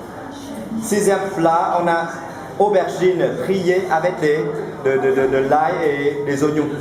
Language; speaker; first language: French; non-native, fluent; Vietnamese